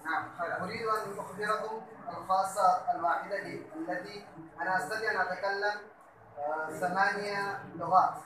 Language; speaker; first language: Arabic; non-native, learner; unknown